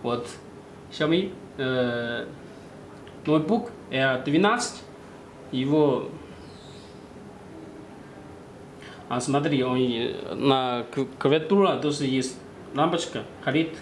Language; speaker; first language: Russian; non-native, learner; Chinese